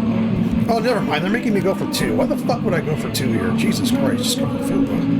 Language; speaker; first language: English; native; English